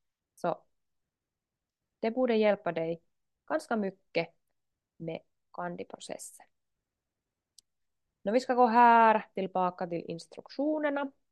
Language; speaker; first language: Swedish; non-native, local second language; Finnish